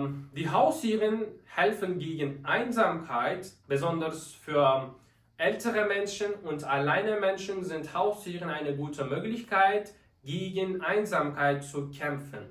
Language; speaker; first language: German; non-native, fluent; Uzbek